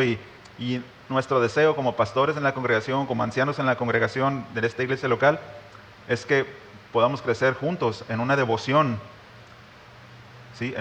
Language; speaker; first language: Spanish; native; Spanish